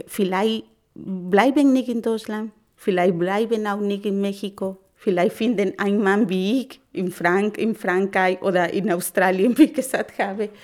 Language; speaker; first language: German; non-native, learner; Spanish